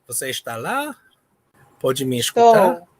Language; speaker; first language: Portuguese; non-native, learner; English